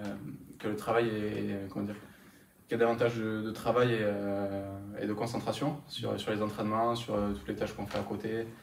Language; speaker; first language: French; native; French